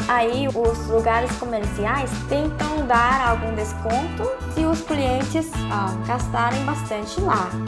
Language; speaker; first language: Portuguese; non-native, fluent; Korean